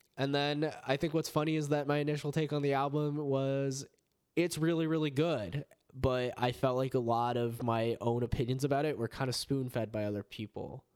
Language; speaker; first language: English; native; English